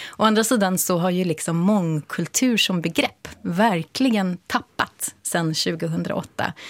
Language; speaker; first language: Swedish; native; Swedish